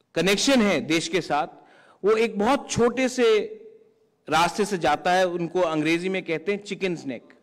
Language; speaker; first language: Hindi; non-native, local second language; Kok Borok